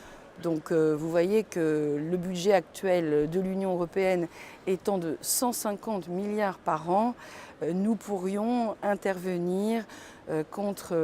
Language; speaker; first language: French; native; French